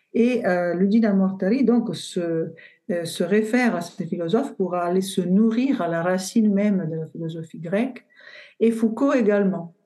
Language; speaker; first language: French; non-native, fluent; Italian